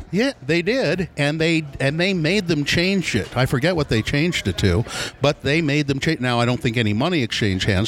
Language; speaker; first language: English; native; English